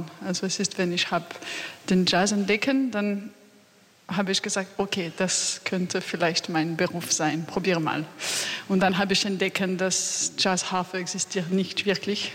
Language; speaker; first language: German; non-native, fluent; French